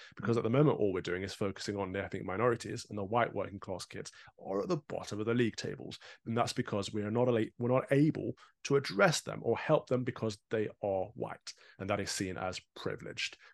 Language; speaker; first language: English; native; English